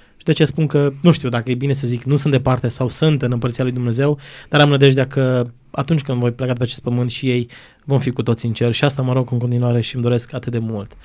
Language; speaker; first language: Romanian; non-native, local second language; Croatian